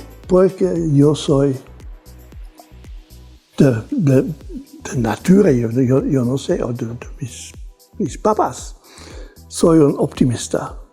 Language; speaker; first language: Spanish; non-native, fluent; Dutch